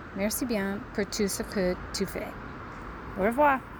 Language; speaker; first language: French; non-native, learner; English